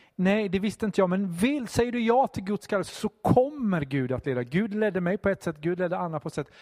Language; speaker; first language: Swedish; native; Swedish